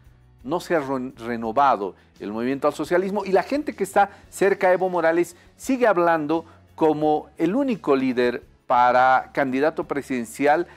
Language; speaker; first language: Spanish; native; Spanish